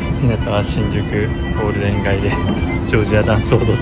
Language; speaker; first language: Japanese; native; Japanese